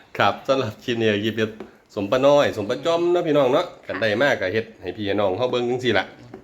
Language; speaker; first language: Thai; native; Thai